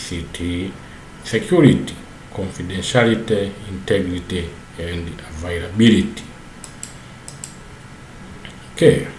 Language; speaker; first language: English; non-native, local second language; Swahili